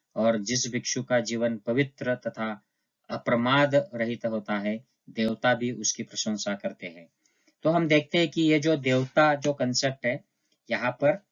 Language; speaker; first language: Hindi; non-native, local second language; Marathi